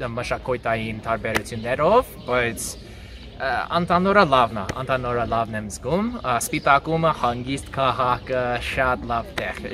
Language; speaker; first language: Armenian; non-native, learner; English